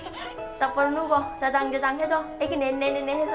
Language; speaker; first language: Korean; non-native, learner; Vietnamese